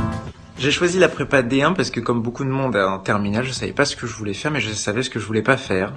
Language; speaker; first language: French; native; French